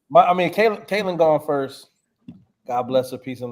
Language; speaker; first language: English; native; English